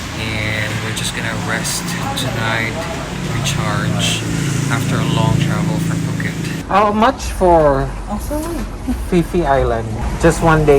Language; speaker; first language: English; non-native, local second language; Filipino